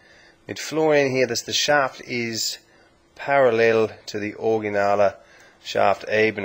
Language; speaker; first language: German; non-native, learner; English